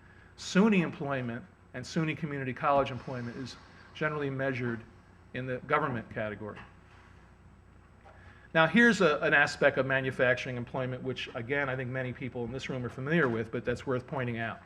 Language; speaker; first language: English; native; English